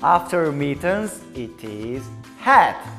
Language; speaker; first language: English; non-native, learner; Tajik